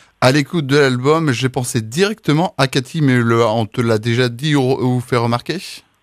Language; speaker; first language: French; native; French